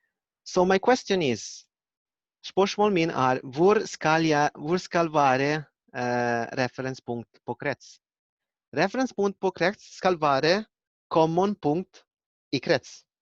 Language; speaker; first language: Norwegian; non-native, learner; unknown